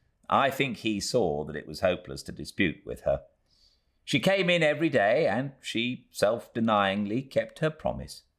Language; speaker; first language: English; native; English